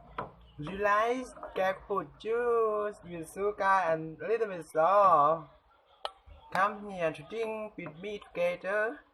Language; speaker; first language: English; non-native, learner; Thai